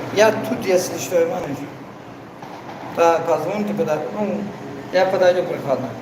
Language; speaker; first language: Russian; non-native, local second language; Tajik